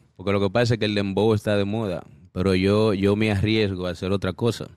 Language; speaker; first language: Spanish; native; Spanish